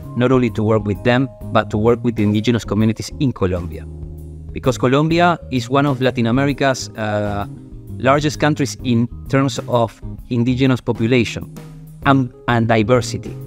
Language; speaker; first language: English; non-native, fluent; Spanish